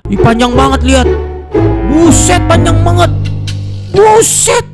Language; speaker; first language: Indonesian; native; Indonesian